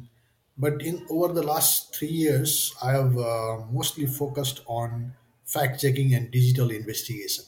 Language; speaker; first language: English; non-native, local second language; Nepali